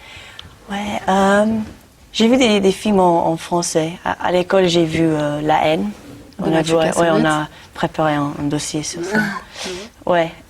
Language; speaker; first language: French; non-native, learner; English